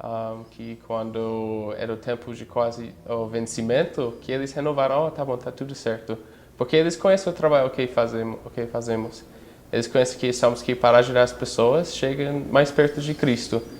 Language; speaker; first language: Portuguese; non-native, fluent; English